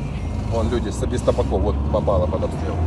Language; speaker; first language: Russian; native; Russian